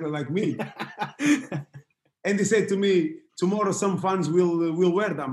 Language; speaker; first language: English; non-native, fluent; Portuguese